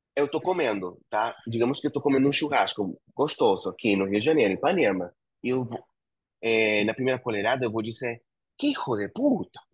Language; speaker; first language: Portuguese; non-native, fluent; Spanish